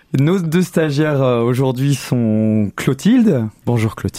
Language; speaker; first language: French; native; French